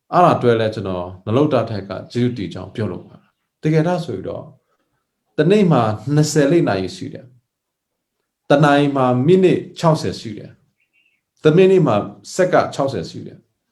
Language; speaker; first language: Burmese; non-native, local second language; Hakha Chin